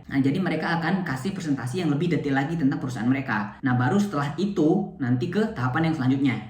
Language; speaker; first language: Indonesian; native; Indonesian